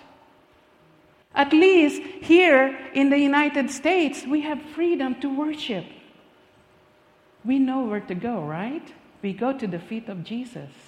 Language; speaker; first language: English; non-native, local second language; Filipino